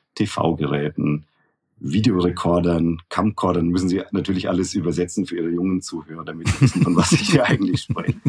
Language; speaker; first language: German; native; German